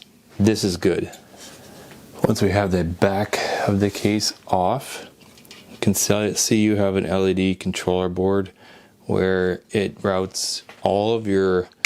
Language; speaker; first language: English; native; English